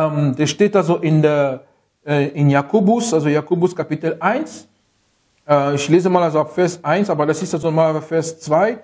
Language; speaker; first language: German; non-native, fluent; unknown